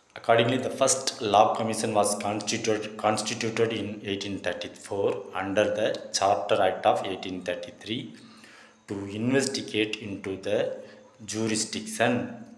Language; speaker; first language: English; non-native, local second language; Tamil